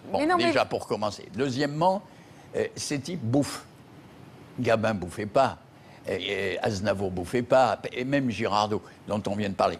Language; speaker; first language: French; native; French